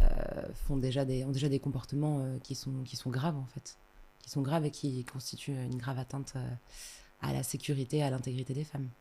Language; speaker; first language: French; native; French